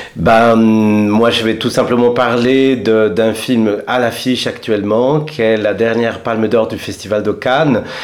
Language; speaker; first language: French; non-native, fluent; Spanish